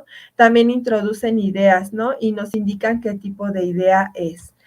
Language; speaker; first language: Spanish; native; Spanish